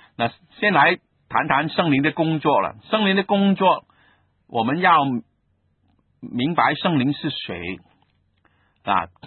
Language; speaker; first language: Chinese; non-native, local second language; Cantonese